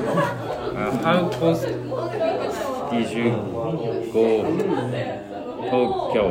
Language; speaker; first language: English; non-native, learner; Japanese